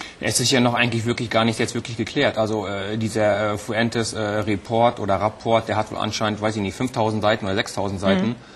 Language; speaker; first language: German; native; German